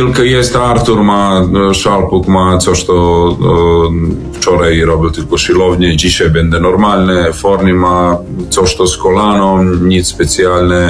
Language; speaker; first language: Polish; non-native, learner; Serbian